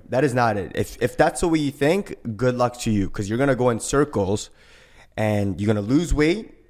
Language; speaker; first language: English; early bilingual, other home language; Korean